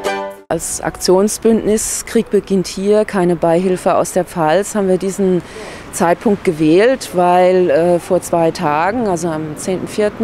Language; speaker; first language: German; native; German